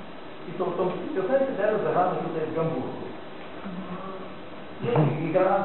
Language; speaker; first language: Polish; non-native, learner; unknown